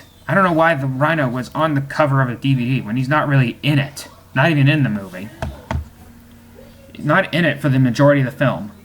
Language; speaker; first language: English; native; English